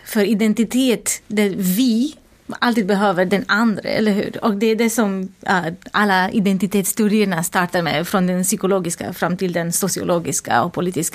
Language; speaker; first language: Swedish; non-native, fluent; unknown